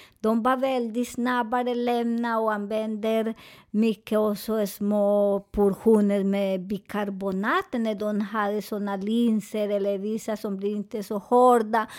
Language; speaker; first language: Swedish; non-native, fluent; Spanish